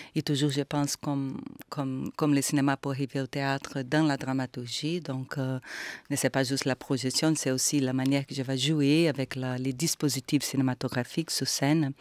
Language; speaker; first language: French; non-native, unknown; Portuguese